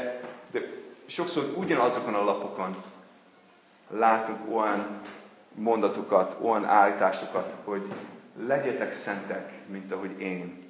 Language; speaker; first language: Hungarian; non-native, fluent; English